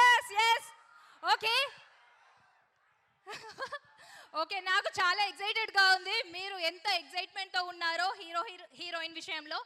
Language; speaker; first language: Telugu; native; Telugu